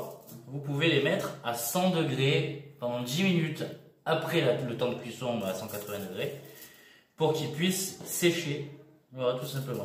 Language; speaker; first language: French; native; French